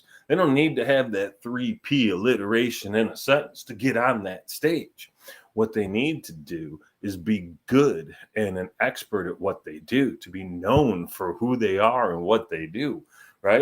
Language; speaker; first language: English; native; English